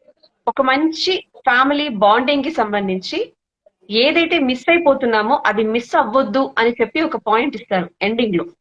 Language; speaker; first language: Telugu; native; Telugu